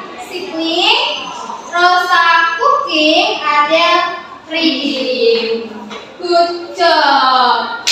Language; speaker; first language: English; non-native, learner; Indonesian